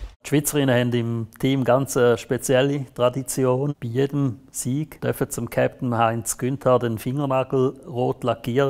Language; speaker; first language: German; native; German